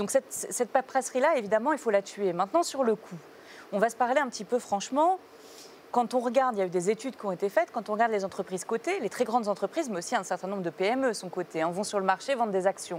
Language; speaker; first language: French; native; French